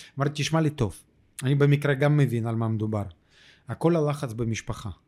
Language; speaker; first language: Hebrew; non-native, fluent; Russian